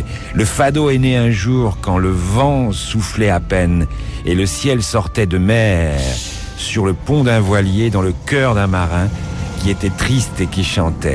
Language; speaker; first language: French; native; French